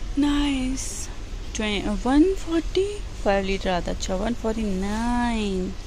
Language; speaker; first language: Urdu; native; Urdu